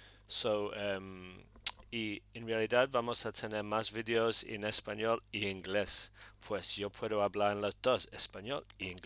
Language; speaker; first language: Spanish; non-native, fluent; English